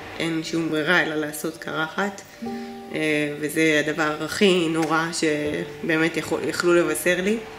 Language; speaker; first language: Hebrew; native; Hebrew